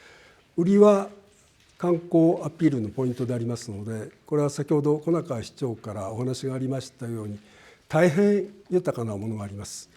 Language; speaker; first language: Japanese; native; Japanese